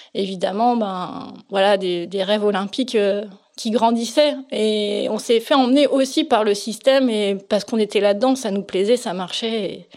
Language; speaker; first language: French; native; French